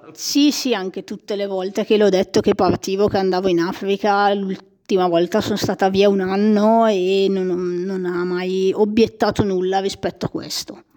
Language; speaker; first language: Italian; native; Italian